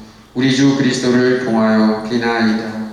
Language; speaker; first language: Korean; native; Korean